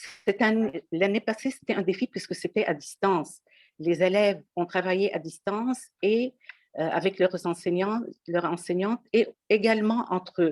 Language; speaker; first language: French; non-native, local second language; Arabic